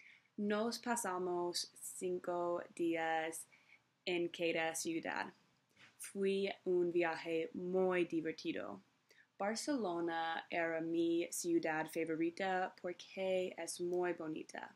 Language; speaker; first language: Spanish; non-native, learner; English